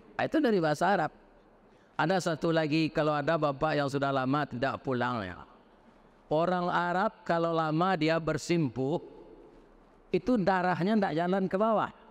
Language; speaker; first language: Indonesian; non-native, local second language; Minangkabau